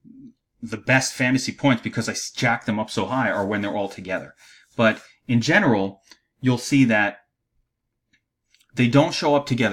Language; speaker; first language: English; native; English